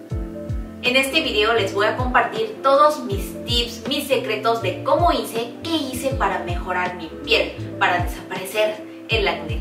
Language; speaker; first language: Spanish; non-native, fluent; Korean